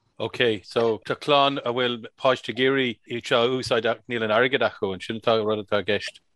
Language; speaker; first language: Irish; non-native, local second language; English